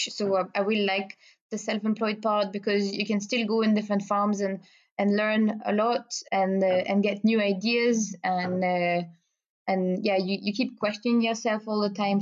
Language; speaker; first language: English; non-native, fluent; French